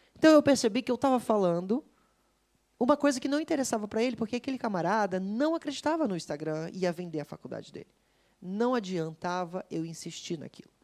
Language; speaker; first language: Portuguese; native; Portuguese